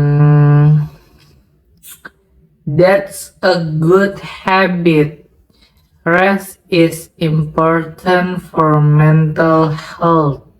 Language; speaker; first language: English; non-native, learner; Indonesian